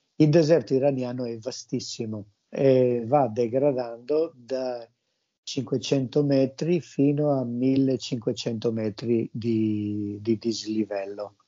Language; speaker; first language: Italian; native; Italian